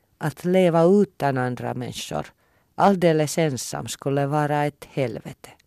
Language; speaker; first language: Swedish; non-native, local second language; Finnish